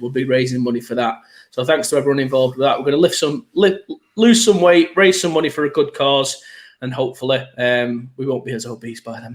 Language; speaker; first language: English; native; English